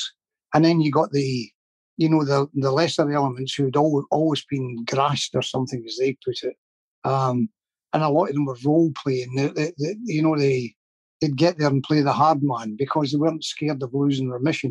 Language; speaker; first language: English; native; English